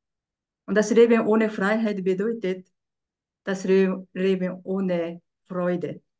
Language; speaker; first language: German; non-native, fluent; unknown